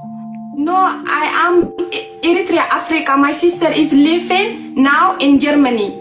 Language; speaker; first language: English; non-native, learner; Tigrinya